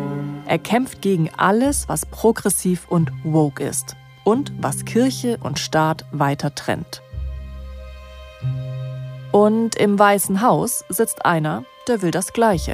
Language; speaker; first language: German; native; German